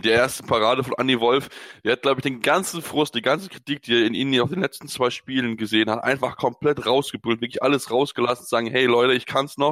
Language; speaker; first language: German; native; German